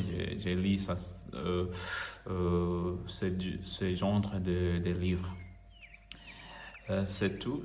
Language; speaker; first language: French; non-native, learner; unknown